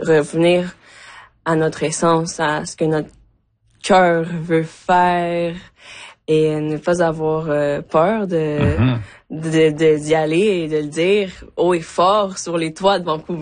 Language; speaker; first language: French; native; French